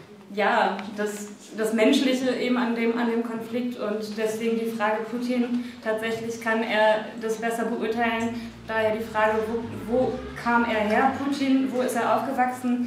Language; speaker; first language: German; native; German